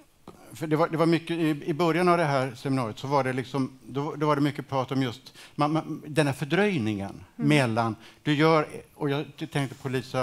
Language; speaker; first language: Swedish; native; Swedish